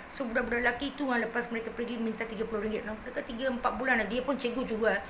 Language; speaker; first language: Malay; non-native, local second language; Tamil